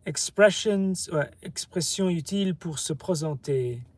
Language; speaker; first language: French; non-native, learner; English